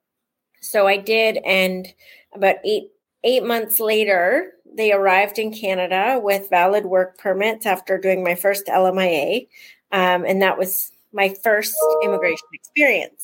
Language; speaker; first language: English; native; English